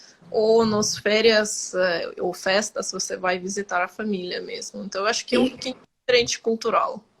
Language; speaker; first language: Portuguese; non-native, fluent; Ukrainian